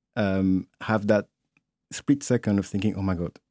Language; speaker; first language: English; non-native, fluent; French